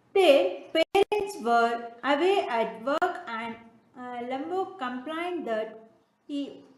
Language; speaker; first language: English; non-native, local second language; Kannada